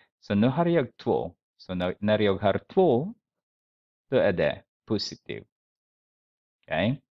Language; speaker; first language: Swedish; non-native, fluent; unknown